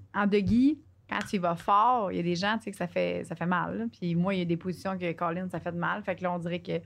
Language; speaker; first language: French; native; French